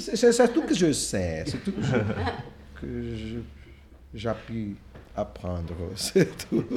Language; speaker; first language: French; non-native, fluent; Portuguese